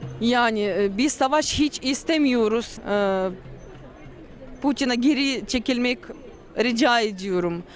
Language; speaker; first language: Turkish; non-native, learner; Russian